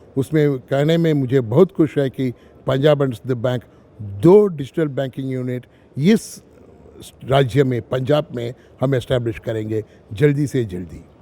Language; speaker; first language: Hindi; non-native, local second language; Tamil